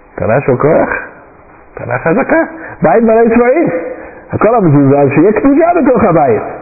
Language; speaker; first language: Hebrew; non-native, fluent; English